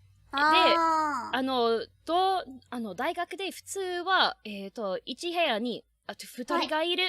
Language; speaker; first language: Japanese; non-native, learner; English